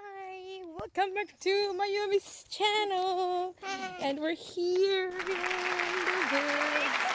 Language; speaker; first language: English; non-native, local second language; Filipino